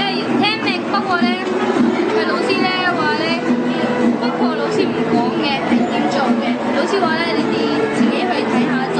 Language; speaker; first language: Cantonese; non-native, learner; Urdu